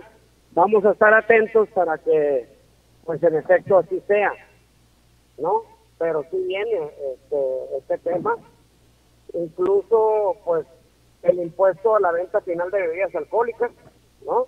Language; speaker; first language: Spanish; native; Spanish